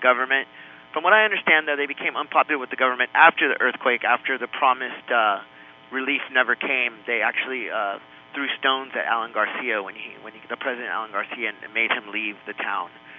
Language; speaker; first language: English; non-native, fluent; Spanish